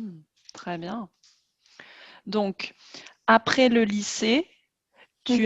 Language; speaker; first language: French; native; French